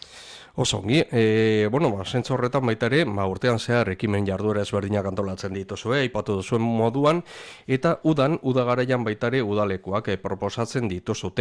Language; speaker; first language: Basque; native; Basque